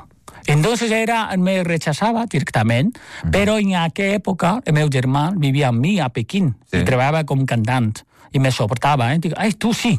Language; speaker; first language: Catalan; non-native, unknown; Chinese